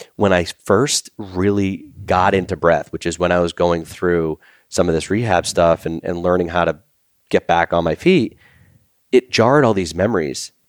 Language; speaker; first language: English; native; English